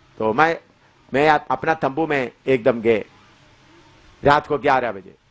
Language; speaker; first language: Hindi; non-native, local second language; Malayalam